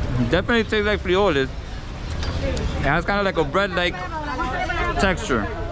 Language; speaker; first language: English; early bilingual, other home language; Spanish